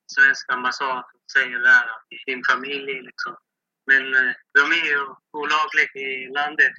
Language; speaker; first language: Swedish; non-native, fluent; Persian